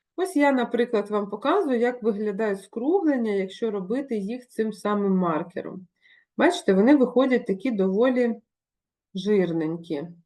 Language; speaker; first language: Ukrainian; non-native, local second language; Russian